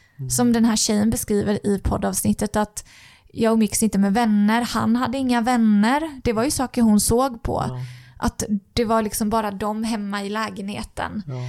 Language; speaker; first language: Swedish; native; Swedish